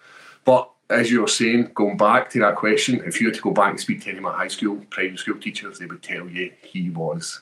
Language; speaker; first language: English; native; English